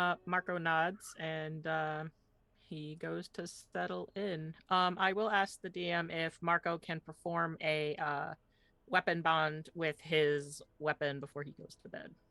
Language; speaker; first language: English; native; English